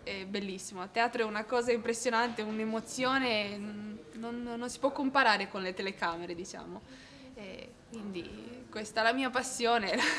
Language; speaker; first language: Italian; non-native, fluent; Romanian